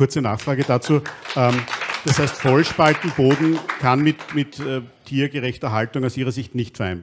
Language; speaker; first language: German; native; German